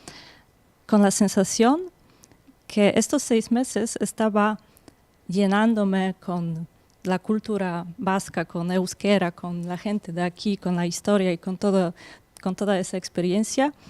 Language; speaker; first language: Spanish; non-native, fluent; Polish